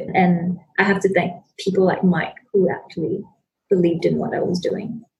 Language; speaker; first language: English; non-native, local second language; Chinese